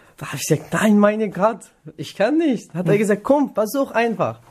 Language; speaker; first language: German; non-native, learner; Kurdish